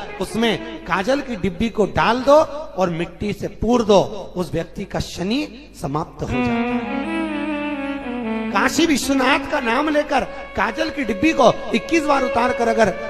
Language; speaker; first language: Hindi; native; Hindi